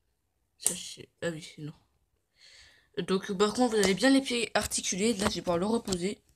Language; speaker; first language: French; native; French